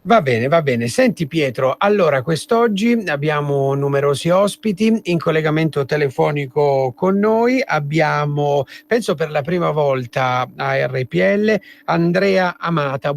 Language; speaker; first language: Italian; native; Italian